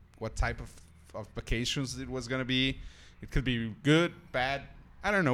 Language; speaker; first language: English; non-native, fluent; Spanish